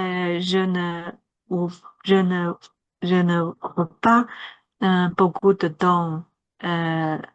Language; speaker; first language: French; non-native, learner; Chinese